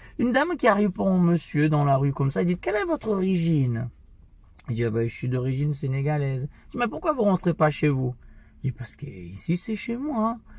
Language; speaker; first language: French; non-native, fluent; Portuguese